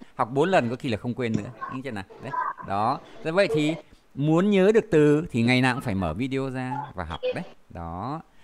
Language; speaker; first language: Vietnamese; native; Vietnamese